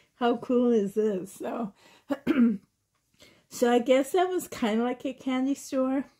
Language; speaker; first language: English; native; English